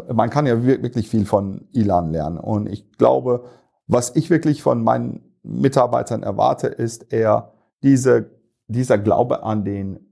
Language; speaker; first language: German; non-native, fluent; Turkish